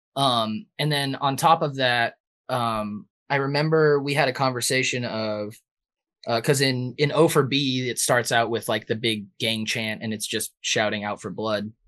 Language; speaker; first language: English; native; English